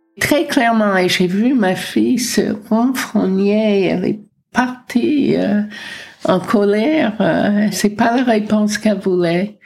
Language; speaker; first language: French; non-native, fluent; English